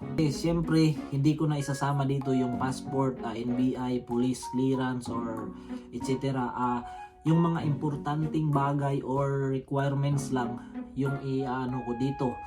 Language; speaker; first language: Filipino; non-native, local second language; Cebuano